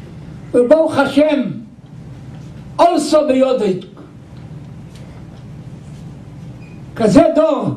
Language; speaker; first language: Hebrew; non-native, local second language; Yiddish